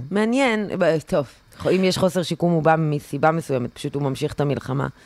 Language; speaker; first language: Hebrew; native; Hebrew